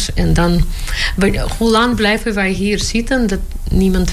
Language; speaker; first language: Dutch; non-native, learner; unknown